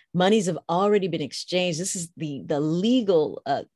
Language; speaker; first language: English; native; English